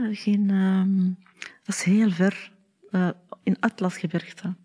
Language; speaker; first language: Dutch; non-native, learner; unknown